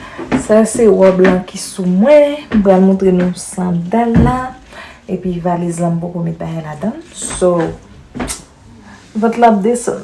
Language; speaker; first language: French; non-native, learner; Haitian Creole